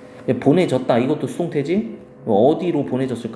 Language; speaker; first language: Korean; native; Korean